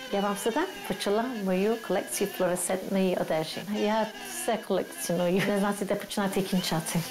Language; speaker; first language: Ukrainian; early bilingual, heritage; Ukrainian